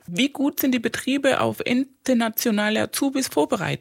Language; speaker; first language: German; non-native, fluent; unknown